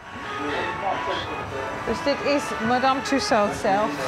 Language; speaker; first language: Dutch; non-native, fluent; English